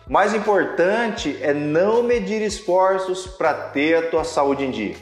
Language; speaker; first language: Portuguese; native; Portuguese